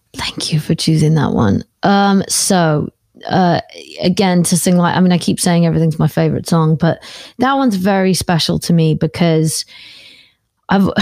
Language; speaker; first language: English; native; English